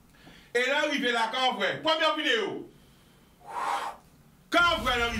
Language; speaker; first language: French; non-native, local second language; Guadeloupean Creole French